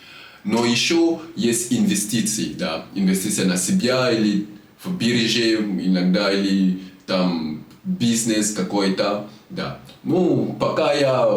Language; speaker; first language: Russian; non-native, fluent; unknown